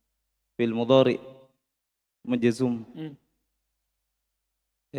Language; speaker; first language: Arabic; non-native, learner; Indonesian